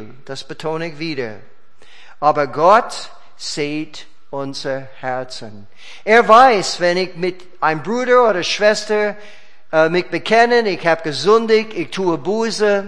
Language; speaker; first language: German; non-native, fluent; English